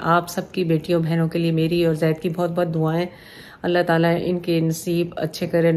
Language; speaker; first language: Urdu; native; Urdu